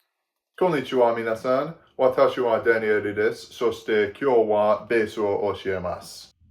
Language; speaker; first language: Japanese; non-native, learner; English